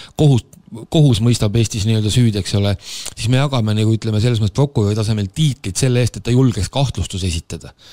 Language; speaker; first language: Estonian; native; Estonian